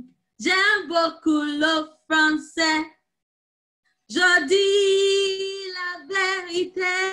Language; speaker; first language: French; non-native, fluent; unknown